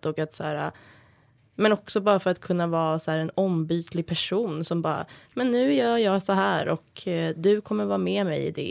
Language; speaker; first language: Swedish; native; Swedish